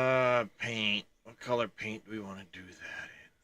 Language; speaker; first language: English; native; English